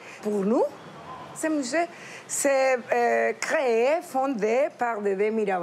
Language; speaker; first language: French; non-native, fluent; Spanish